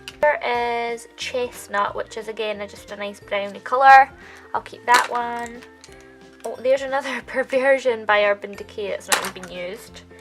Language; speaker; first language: English; native; English